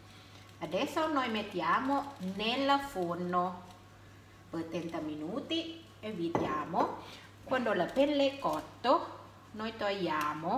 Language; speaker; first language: Italian; non-native, learner; Thai